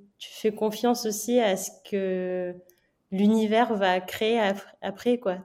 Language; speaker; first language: French; native; French